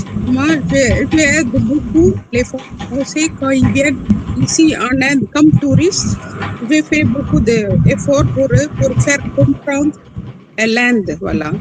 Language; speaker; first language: French; non-native, local second language; Tamil